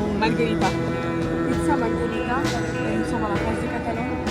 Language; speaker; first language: French; native; French